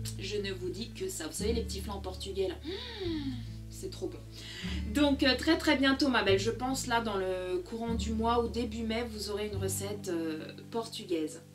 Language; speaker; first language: French; early bilingual, other home language; Portuguese